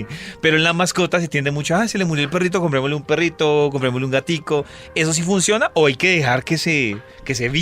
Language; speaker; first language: Spanish; native; Spanish